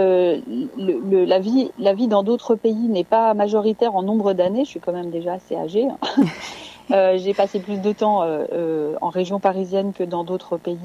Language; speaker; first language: French; native; French